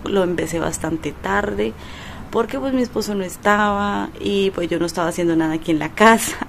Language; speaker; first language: Spanish; native; Spanish